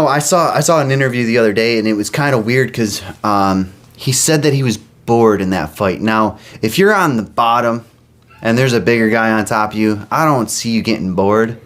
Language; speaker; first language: English; native; English